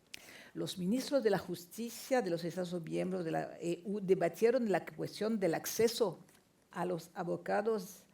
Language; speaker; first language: Spanish; non-native, fluent; French